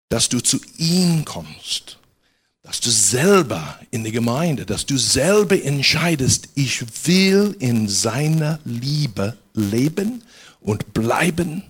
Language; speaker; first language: German; non-native, fluent; English